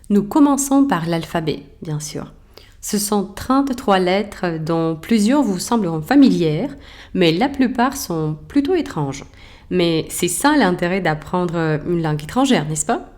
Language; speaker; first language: French; non-native, fluent; Russian